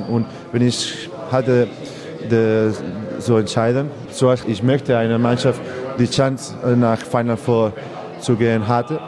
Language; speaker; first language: German; non-native, learner; Spanish